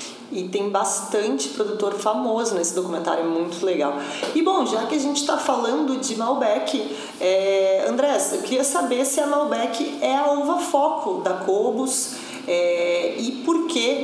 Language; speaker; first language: Portuguese; native; Portuguese